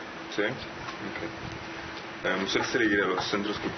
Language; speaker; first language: Spanish; non-native, learner; French